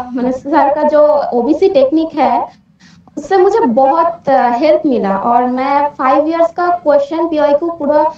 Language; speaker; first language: Hindi; native; Hindi